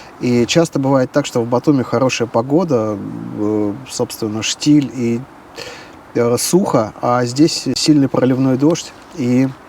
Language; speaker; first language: Russian; native; Russian